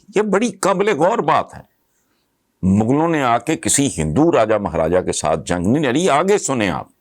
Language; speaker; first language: Urdu; non-native, local second language; Punjabi